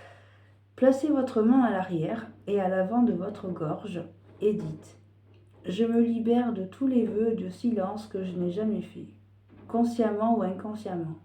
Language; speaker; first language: French; native; French